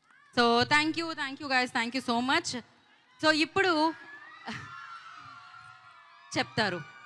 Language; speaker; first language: Telugu; native; Telugu